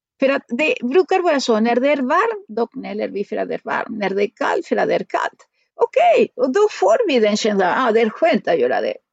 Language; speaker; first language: Swedish; non-native, fluent; Spanish